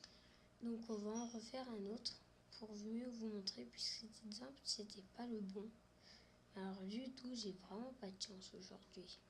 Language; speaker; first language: French; native; French